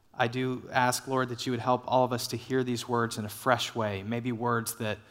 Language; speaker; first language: English; native; English